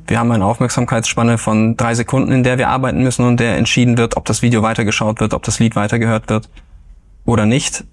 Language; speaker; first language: German; native; German